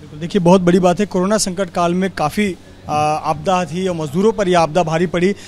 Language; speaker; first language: Hindi; native; Hindi